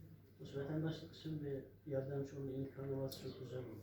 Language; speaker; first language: Turkish; non-native, learner; Uyghur